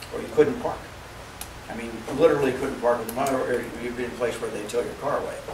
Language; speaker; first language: English; native; English